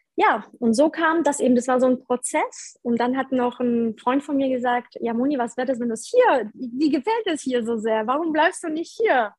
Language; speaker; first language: German; early bilingual, other home language; Polish